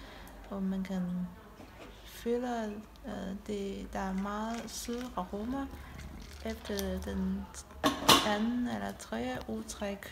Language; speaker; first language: Danish; non-native, fluent; Chinese